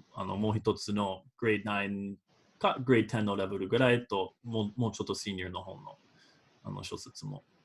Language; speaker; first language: Japanese; non-native, fluent; English